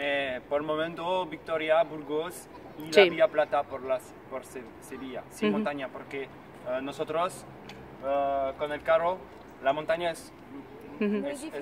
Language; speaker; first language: Spanish; non-native, learner; French